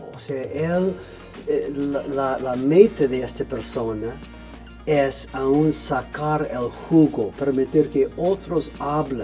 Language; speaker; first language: Spanish; non-native, fluent; English